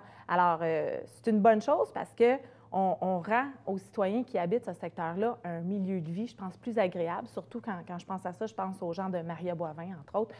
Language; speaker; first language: French; native; French